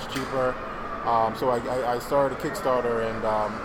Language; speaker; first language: English; non-native, local second language; Yoruba